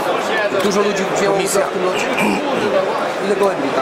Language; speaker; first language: Polish; native; Polish